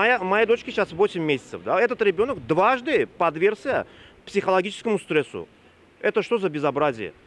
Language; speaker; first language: Russian; native; Russian